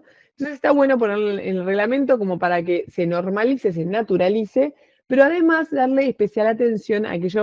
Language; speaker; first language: Spanish; native; Spanish